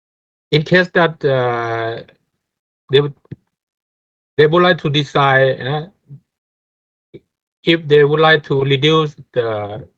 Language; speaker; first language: English; non-native, fluent; Thai